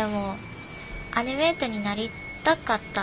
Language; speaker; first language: Japanese; non-native, learner; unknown